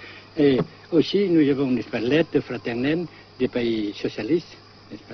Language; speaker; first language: French; non-native, fluent; Vietnamese